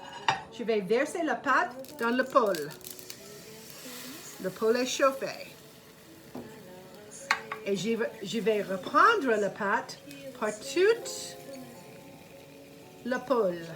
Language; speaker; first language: French; non-native, fluent; English